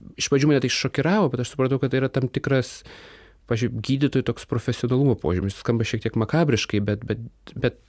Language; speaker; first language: Lithuanian; native; Lithuanian